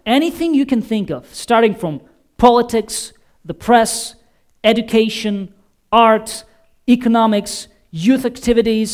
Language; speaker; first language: English; non-native, fluent; Bulgarian